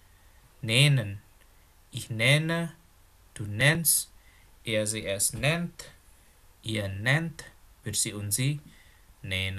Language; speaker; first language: German; non-native, fluent; Indonesian